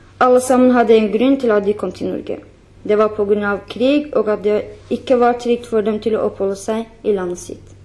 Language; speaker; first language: Norwegian; non-native, fluent; Kurdish